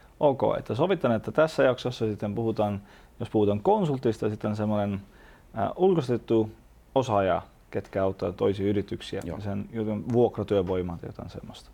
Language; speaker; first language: Finnish; non-native, fluent; Estonian